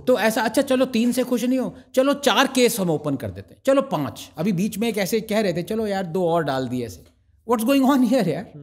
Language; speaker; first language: Hindi; non-native, local second language; Tamil